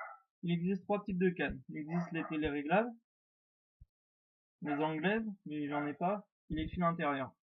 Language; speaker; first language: French; native; French